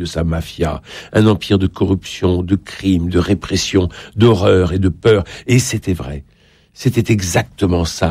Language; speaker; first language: French; native; French